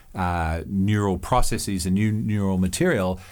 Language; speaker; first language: English; native; English